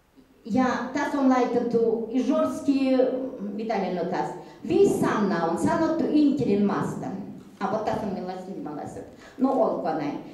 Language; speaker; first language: Finnish; early bilingual, heritage; Finnish